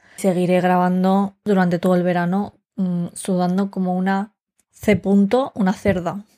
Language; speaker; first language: Spanish; early bilingual, other home language; Romanian